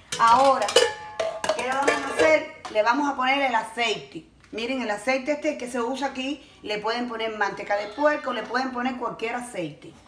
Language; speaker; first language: Spanish; native; Spanish